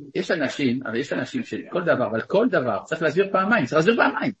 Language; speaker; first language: Hebrew; non-native, fluent; French